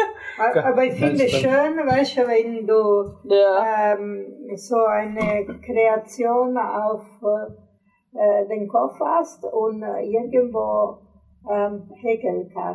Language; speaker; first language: German; non-native, fluent; Italian